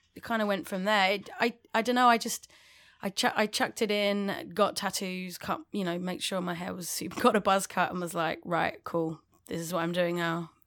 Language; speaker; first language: English; native; English